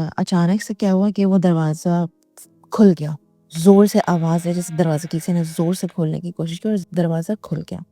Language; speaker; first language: Urdu; native; Urdu